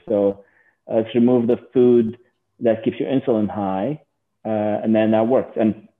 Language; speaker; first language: English; non-native, fluent; Arabic